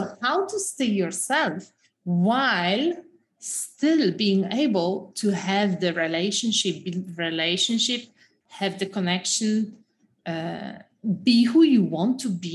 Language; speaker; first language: English; non-native, fluent; Polish